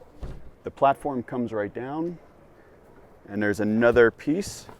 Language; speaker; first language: English; native; English